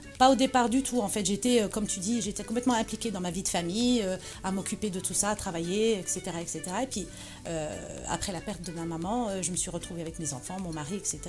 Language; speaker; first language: French; early bilingual, other home language; Arabic